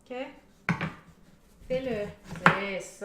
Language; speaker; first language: French; native; French